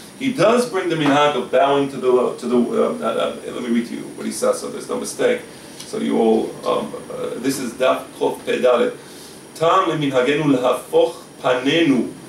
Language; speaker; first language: English; native; English